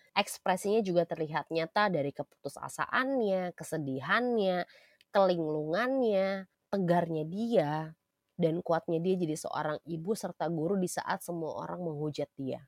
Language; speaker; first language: Indonesian; native; Indonesian